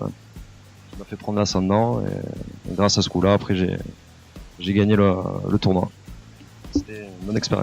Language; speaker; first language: French; native; French